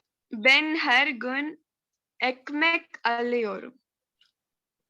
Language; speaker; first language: Turkish; non-native, learner; Urdu